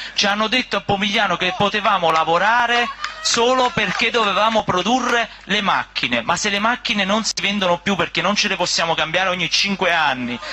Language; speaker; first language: Italian; native; Italian